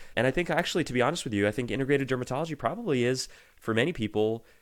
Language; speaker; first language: English; native; English